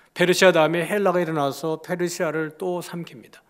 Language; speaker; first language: Korean; native; Korean